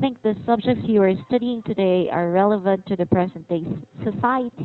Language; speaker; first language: English; non-native, fluent; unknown